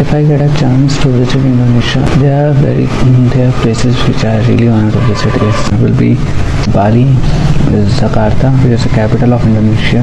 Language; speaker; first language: English; non-native, local second language; Hindi